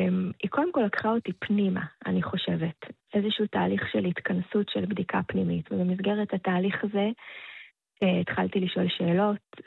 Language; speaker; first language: Hebrew; native; Hebrew